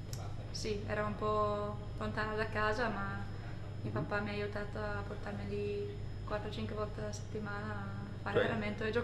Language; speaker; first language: Italian; non-native, fluent; English